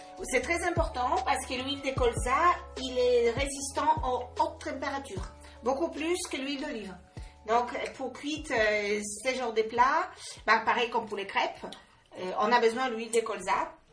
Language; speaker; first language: French; non-native, fluent; Polish